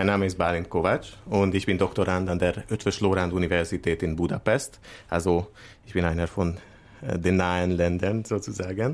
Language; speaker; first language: German; non-native, fluent; Hungarian